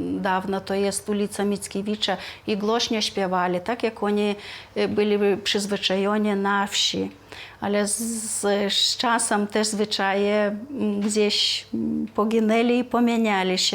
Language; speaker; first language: Polish; non-native, fluent; Lithuanian